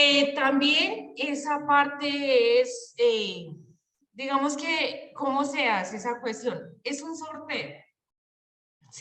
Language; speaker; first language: Spanish; native; Spanish